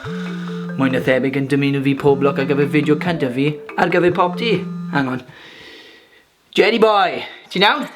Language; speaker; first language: Welsh; non-native, local second language; English